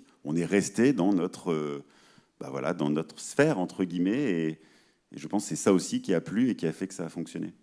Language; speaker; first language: French; native; French